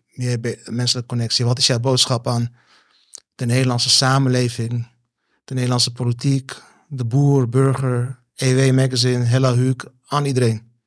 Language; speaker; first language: Dutch; early bilingual, other home language; Turkish